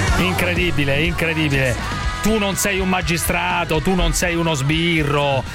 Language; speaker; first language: Italian; native; Italian